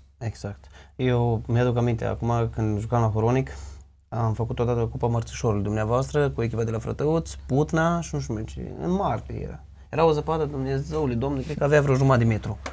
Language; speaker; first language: Romanian; native; Romanian